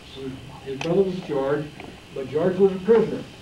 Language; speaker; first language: English; native; English